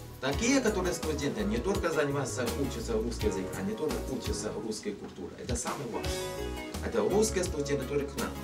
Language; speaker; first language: Russian; non-native, learner; Chinese